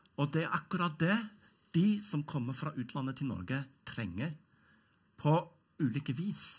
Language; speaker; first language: Norwegian; non-native, fluent; German